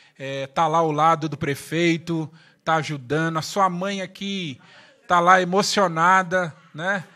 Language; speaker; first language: Portuguese; native; Portuguese